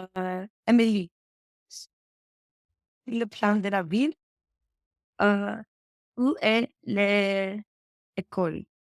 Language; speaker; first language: French; non-native, learner; English